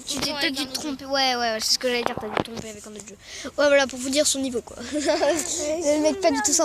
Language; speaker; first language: French; native; French